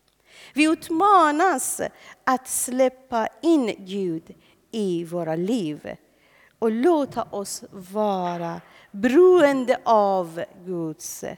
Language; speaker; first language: Swedish; non-native, fluent; Persian